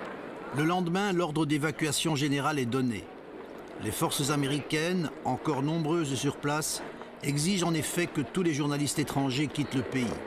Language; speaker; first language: French; native; French